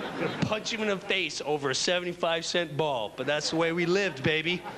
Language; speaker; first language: English; native; English